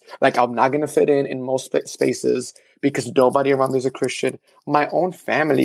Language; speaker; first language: English; early bilingual, other home language; Spanish